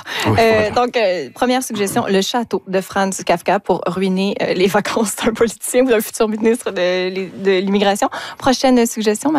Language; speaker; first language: French; native; French